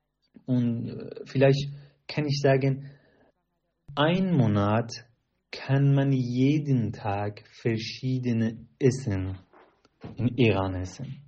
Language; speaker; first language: German; non-native, learner; Persian